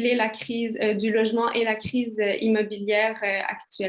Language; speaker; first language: French; early bilingual, other home language; Kabyle